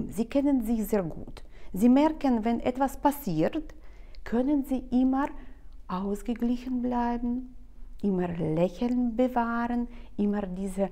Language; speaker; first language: German; non-native, fluent; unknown